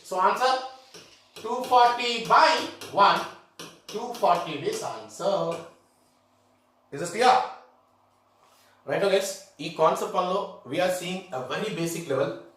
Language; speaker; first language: English; non-native, local second language; Telugu